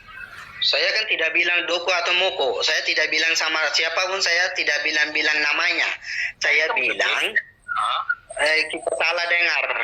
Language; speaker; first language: Indonesian; non-native, learner; Rohingya